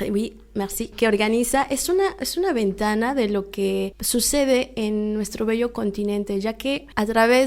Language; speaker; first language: Spanish; native; Spanish